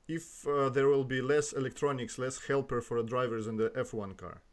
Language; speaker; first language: English; non-native, learner; Russian